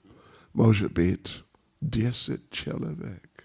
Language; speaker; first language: Russian; non-native, learner; English